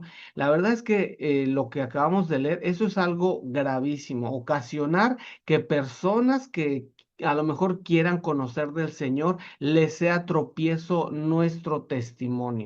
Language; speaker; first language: Spanish; native; Spanish